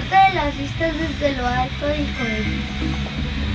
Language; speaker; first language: Spanish; native; Spanish